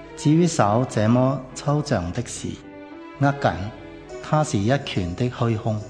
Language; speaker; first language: Cantonese; non-native, fluent; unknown